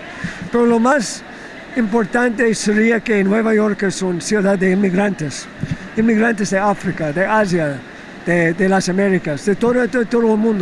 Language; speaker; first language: Spanish; non-native, fluent; English